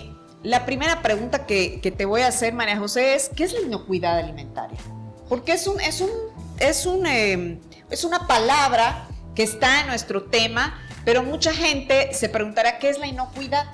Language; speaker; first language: Spanish; native; Spanish